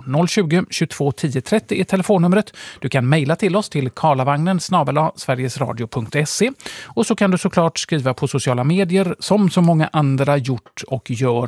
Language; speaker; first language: Swedish; native; Swedish